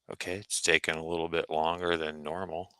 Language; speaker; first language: English; native; English